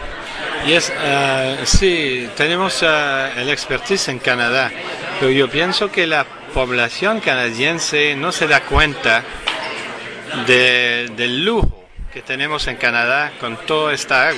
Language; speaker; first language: Spanish; non-native, fluent; French